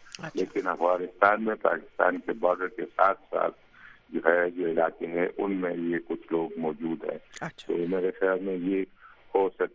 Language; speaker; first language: Urdu; native; Urdu